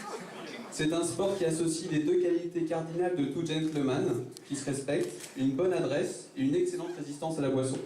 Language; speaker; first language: French; native; French